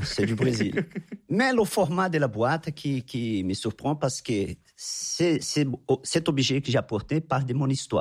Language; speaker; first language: French; non-native, fluent; Portuguese